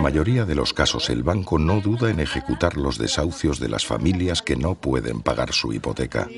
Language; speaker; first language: Spanish; native; Spanish